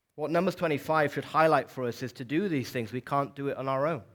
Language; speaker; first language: English; native; English